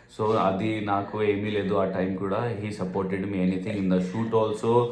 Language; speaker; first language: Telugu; non-native, learner; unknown